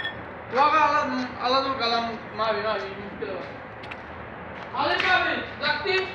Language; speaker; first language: Arabic; non-native, learner; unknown